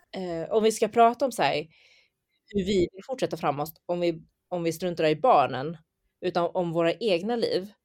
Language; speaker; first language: Swedish; early bilingual, other home language; Chinese